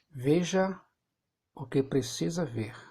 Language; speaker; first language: Portuguese; native; Portuguese